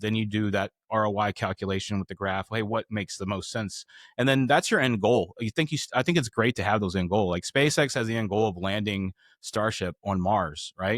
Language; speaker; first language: English; native; English